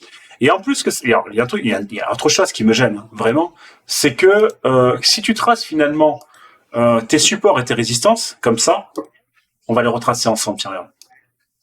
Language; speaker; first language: French; native; French